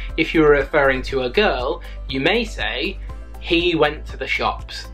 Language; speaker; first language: English; native; English